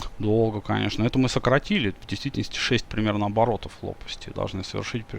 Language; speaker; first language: Russian; native; Russian